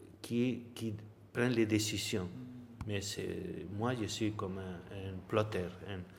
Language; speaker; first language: French; non-native, learner; Spanish